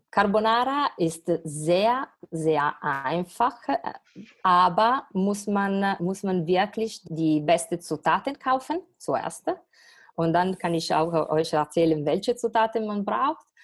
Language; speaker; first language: German; non-native, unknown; Italian